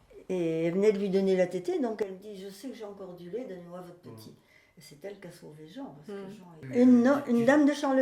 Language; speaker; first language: French; native; French